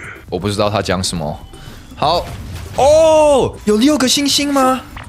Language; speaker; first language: Chinese; early bilingual, heritage; Chinese